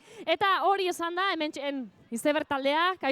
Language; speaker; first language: Basque; native; Basque